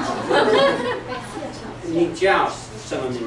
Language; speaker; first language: Chinese; non-native, learner; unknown